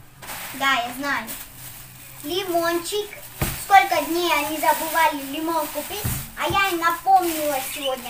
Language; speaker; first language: Russian; early bilingual, heritage; Russian